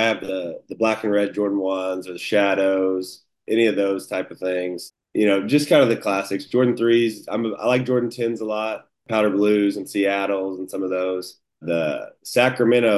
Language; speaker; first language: English; native; English